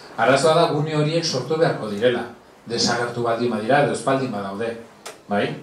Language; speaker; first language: Basque; non-native, local second language; Spanish